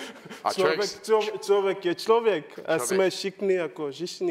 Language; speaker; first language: Czech; non-native, learner; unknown